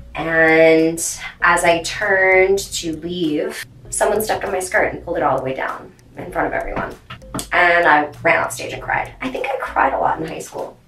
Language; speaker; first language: English; native; English